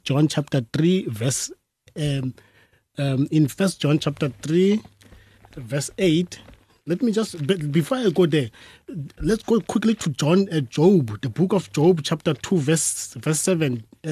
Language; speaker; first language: English; non-native, local second language; Tswana